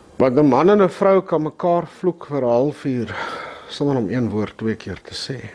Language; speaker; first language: Afrikaans; non-native, local second language; English